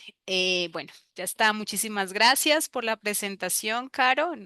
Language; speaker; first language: Spanish; native; Spanish